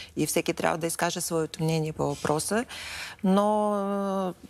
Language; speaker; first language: Bulgarian; non-native, fluent; Russian